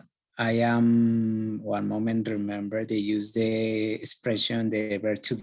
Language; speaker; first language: English; non-native, learner; Spanish